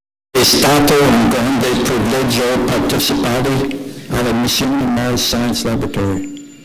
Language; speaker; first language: Italian; non-native, learner; English